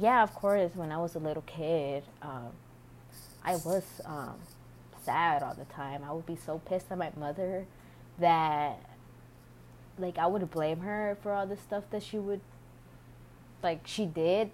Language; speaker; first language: English; native; English